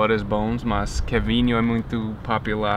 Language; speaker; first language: Portuguese; non-native, fluent; English